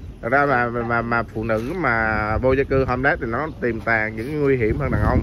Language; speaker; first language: Vietnamese; native; Vietnamese